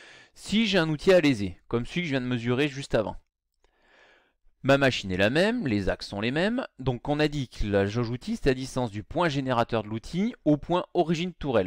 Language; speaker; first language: French; native; French